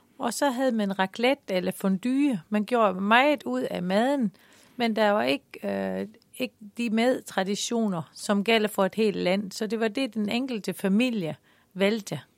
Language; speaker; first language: Danish; non-native, fluent; Dutch